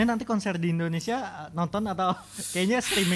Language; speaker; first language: Indonesian; native; Indonesian